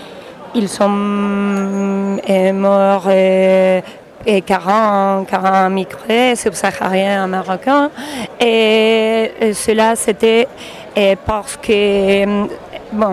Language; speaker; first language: French; non-native, learner; Spanish